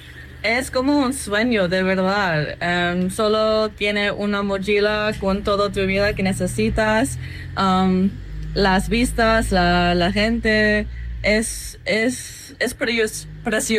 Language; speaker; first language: Spanish; non-native, fluent; English